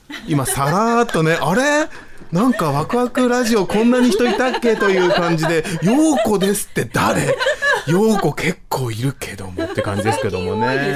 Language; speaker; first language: Japanese; native; Japanese